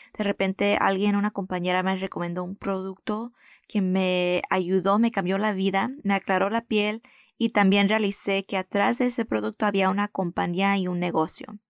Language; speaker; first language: Spanish; early bilingual, heritage; Spanish